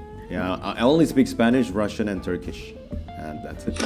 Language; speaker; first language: English; non-native, fluent; Indonesian